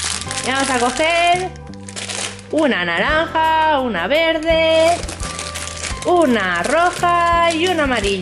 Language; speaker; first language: Spanish; native; Spanish